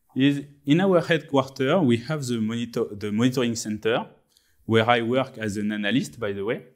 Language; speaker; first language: English; non-native, fluent; French